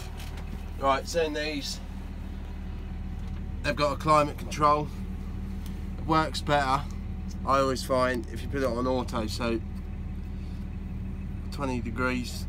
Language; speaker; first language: English; native; English